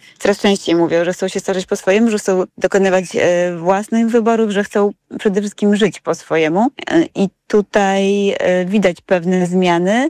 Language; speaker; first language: Polish; native; Polish